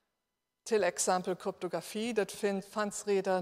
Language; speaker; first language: Swedish; non-native, fluent; German